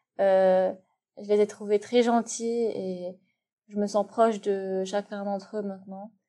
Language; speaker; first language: French; non-native, local second language; Arabic